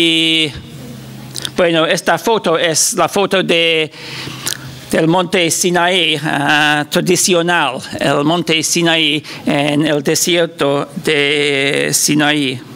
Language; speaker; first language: Spanish; non-native, fluent; English